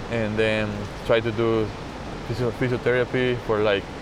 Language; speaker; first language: English; non-native, learner; Spanish